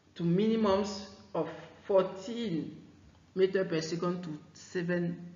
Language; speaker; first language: English; non-native, fluent; French